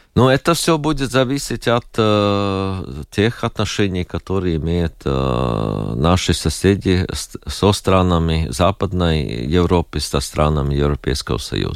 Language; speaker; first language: Russian; non-native, local second language; Latvian